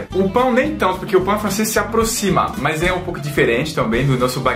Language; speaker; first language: Portuguese; non-native, fluent; French